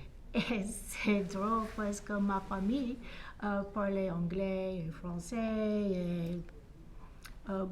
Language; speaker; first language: French; non-native, learner; English